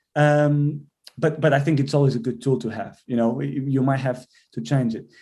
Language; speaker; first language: English; non-native, fluent; Portuguese